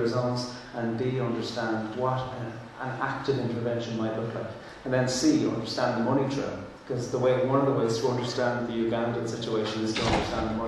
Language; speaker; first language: English; non-native, local second language; Irish